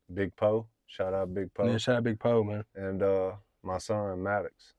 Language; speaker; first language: English; native; English